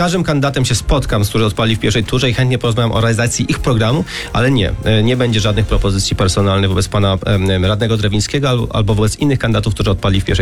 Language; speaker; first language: Polish; native; Polish